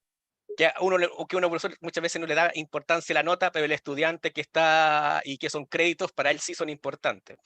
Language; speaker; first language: Spanish; native; Spanish